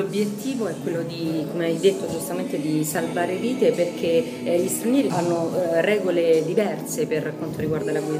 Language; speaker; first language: Italian; native; Italian